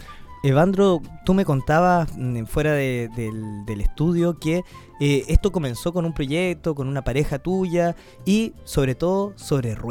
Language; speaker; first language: Spanish; native; Spanish